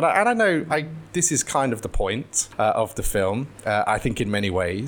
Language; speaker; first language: English; native; English